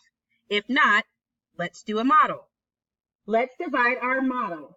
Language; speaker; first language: English; native; English